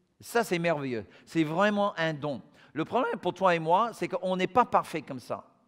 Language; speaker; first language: French; non-native, fluent; English